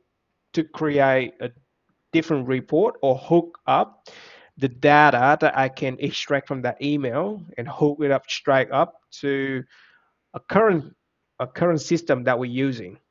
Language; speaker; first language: English; non-native, fluent; Vietnamese